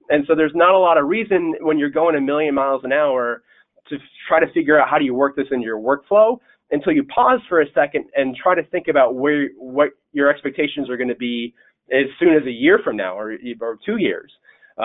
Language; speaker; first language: English; native; English